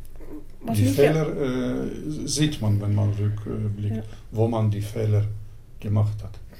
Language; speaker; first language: German; early bilingual, other home language; Turkish